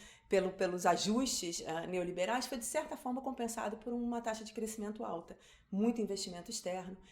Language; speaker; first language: Portuguese; native; Portuguese